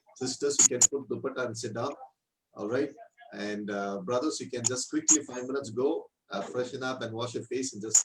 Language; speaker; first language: English; non-native, local second language; Tamil